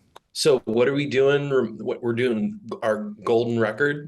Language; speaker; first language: English; native; English